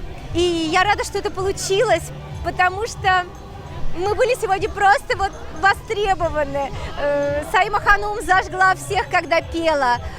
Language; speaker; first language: Russian; native; Russian